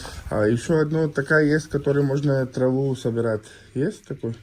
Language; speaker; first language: Russian; non-native, learner; Urdu